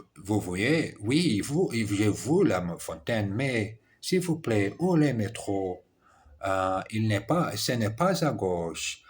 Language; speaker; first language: French; non-native, learner; Portuguese